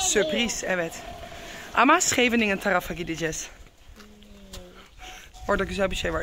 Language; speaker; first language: Turkish; non-native, learner; Dutch